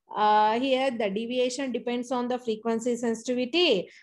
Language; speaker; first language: English; non-native, local second language; Telugu